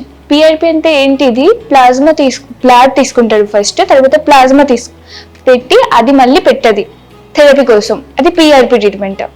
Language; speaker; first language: Telugu; non-native, local second language; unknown